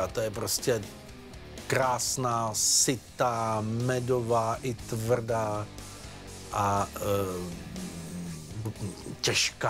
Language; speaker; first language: Czech; native; Czech